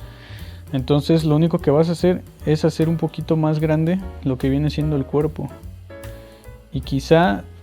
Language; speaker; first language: Spanish; native; Spanish